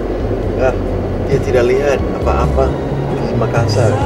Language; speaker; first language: Indonesian; non-native, fluent; English